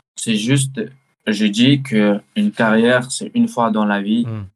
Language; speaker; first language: French; early bilingual, heritage; Russian